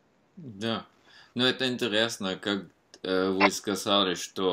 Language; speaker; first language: Russian; non-native, fluent; Norwegian